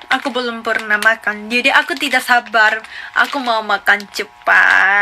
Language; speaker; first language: Indonesian; non-native, learner; Japanese